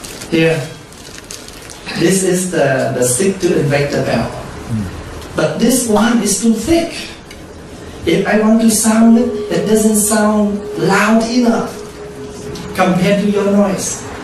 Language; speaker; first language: English; non-native, fluent; Vietnamese